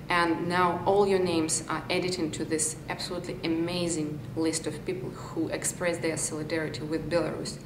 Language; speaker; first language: English; non-native, fluent; Belarusian